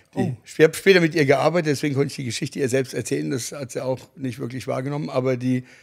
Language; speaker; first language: German; early bilingual, other home language; English